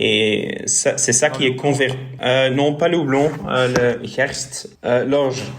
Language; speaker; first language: French; non-native, local second language; Dutch